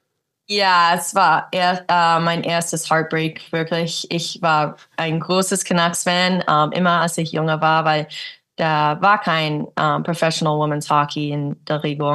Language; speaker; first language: German; early bilingual, heritage; English